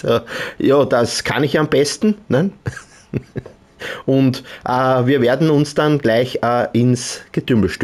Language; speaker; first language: German; native; German